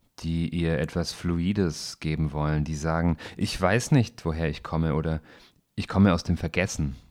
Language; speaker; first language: German; native; German